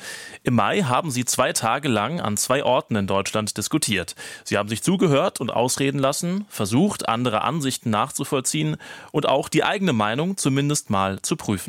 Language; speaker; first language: German; native; German